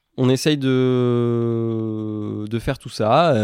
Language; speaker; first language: French; native; French